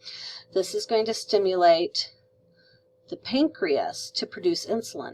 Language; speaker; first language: English; native; English